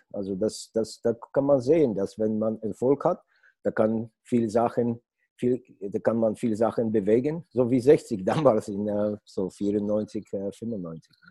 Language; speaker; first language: German; non-native, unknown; Polish